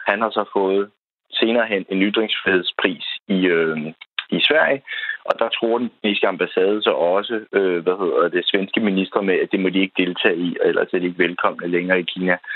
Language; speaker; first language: Danish; native; Danish